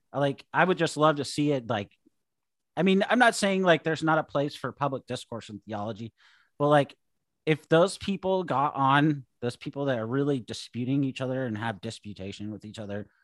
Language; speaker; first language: English; native; English